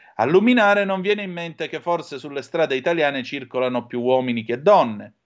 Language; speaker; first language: Italian; native; Italian